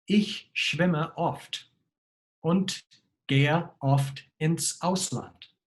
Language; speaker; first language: German; non-native, fluent; English